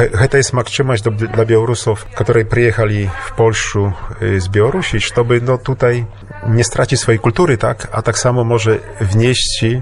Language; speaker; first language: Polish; non-native, learner; Belarusian